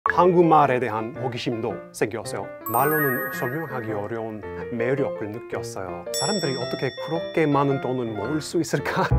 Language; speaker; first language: Korean; non-native, fluent; English